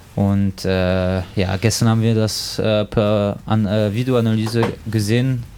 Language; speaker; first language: German; non-native, fluent; French